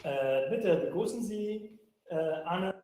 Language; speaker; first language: German; non-native, fluent; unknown